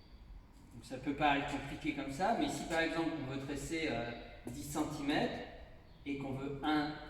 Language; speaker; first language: French; native; French